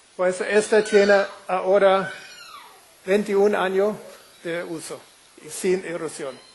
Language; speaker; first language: Spanish; non-native, fluent; German